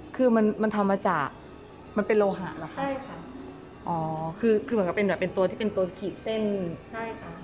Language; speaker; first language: Thai; native; Thai